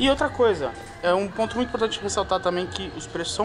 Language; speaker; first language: Portuguese; native; Portuguese